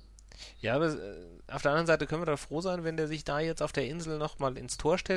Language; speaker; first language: German; native; German